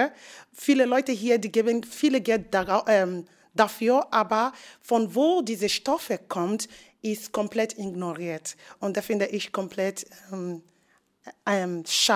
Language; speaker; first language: German; non-native, fluent; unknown